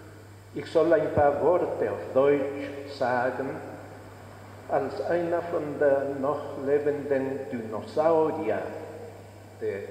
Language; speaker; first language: German; non-native, fluent; Spanish